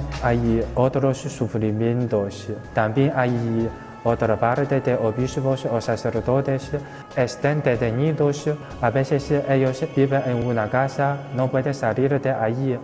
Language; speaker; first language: Spanish; non-native, fluent; Chinese